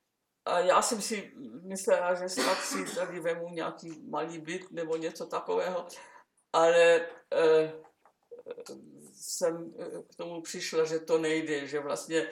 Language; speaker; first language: Czech; non-native, local second language; German